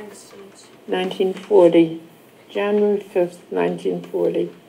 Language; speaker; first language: English; non-native, fluent; German